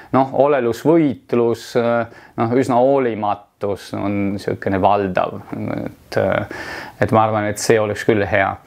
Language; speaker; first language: Estonian; non-native, fluent; Italian